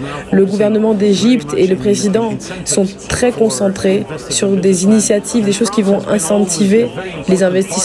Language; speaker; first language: French; non-native, fluent; Arabic